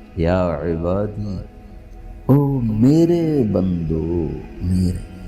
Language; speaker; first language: Urdu; non-native, local second language; Punjabi